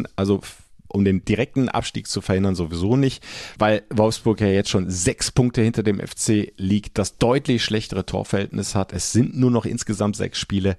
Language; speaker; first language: German; native; German